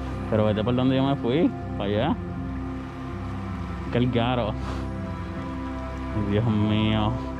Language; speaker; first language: Spanish; early bilingual, heritage; Spanish